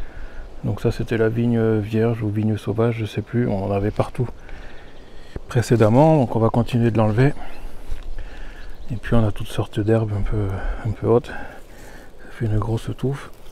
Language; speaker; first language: French; native; French